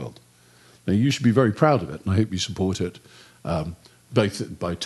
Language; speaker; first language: English; native; English